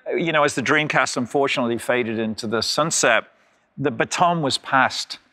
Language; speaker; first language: English; native; English